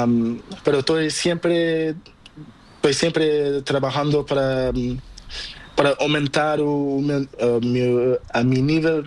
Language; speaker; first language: Spanish; non-native, learner; Portuguese